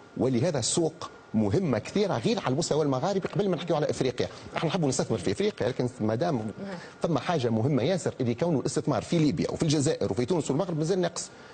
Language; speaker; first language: Arabic; native; Arabic